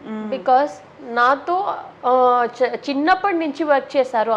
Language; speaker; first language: Telugu; non-native, learner; Tamil